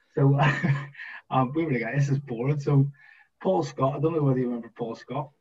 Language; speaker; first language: English; native; English